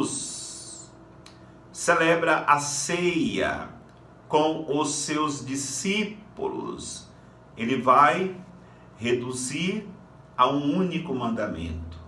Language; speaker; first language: Portuguese; native; Portuguese